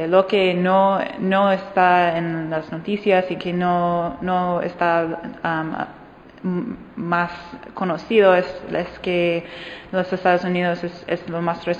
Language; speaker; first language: Spanish; non-native, fluent; English